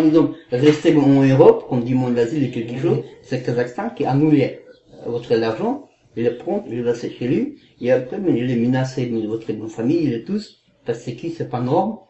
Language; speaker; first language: French; non-native, learner; Kazakh